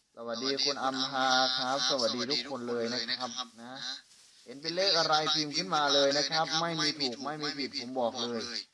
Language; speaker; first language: Thai; native; Thai